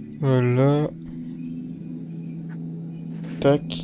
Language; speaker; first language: French; native; French